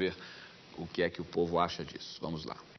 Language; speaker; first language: Portuguese; native; Portuguese